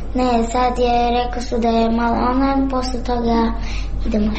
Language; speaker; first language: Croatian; early bilingual, other home language; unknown